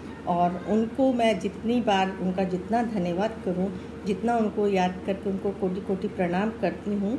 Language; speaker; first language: Hindi; native; Hindi